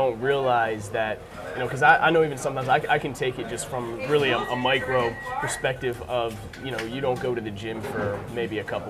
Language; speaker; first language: English; native; English